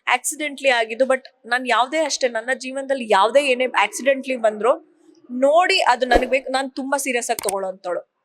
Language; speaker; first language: Kannada; native; Kannada